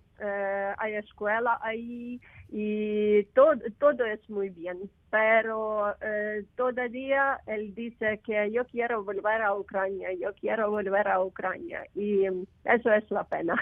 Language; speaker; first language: Spanish; non-native, learner; Ukrainian